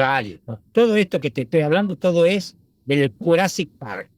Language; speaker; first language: Spanish; early bilingual, other home language; Italian